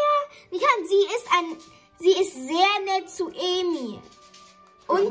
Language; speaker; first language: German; early bilingual, other home language; Chinese